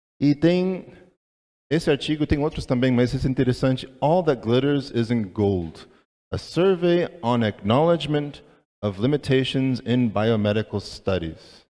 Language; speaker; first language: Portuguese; non-native, fluent; English